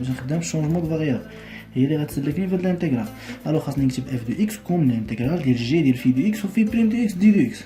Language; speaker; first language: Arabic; native; Arabic